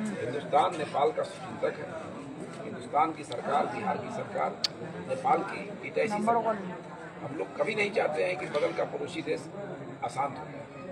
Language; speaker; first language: Hindi; native; Hindi